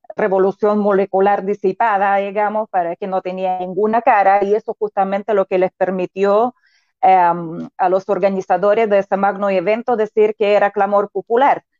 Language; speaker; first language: Spanish; non-native, fluent; Russian